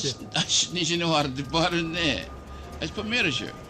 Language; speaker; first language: Lithuanian; non-native, learner; English